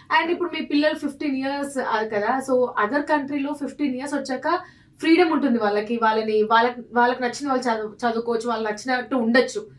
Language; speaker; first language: Telugu; native; Telugu